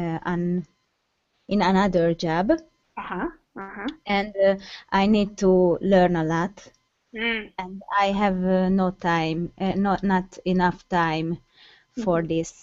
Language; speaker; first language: English; non-native, learner; Hungarian